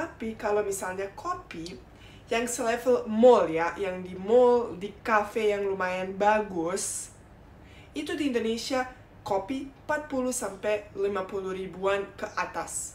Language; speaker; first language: Indonesian; non-native, fluent; Bosnian